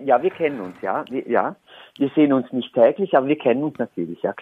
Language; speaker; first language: German; native; German